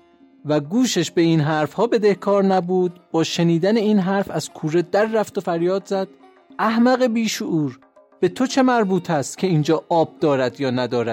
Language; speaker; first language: Persian; native; Persian